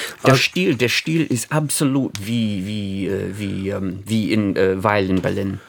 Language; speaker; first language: German; non-native, fluent; English